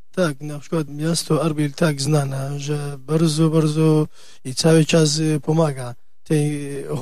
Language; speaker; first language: Polish; non-native, learner; Kurdish